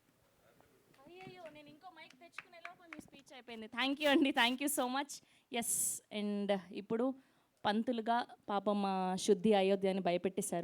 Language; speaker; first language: Telugu; native; Telugu